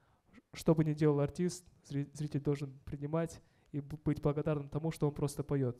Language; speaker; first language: Russian; non-native, local second language; Kazakh